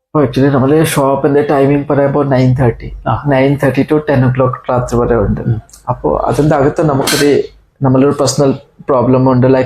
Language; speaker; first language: Malayalam; non-native, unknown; Assamese